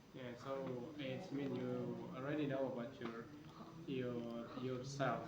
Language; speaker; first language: English; non-native, learner; Indonesian